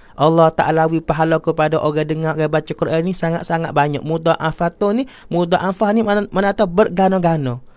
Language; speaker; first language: Malay; native; Malay